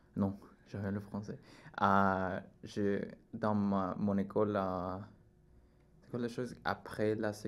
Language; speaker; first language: French; non-native, learner; Spanish